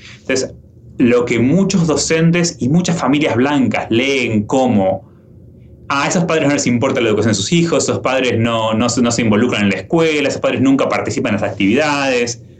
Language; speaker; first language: Spanish; native; Spanish